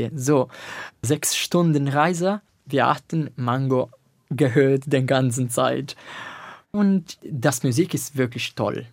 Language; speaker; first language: German; non-native, learner; Italian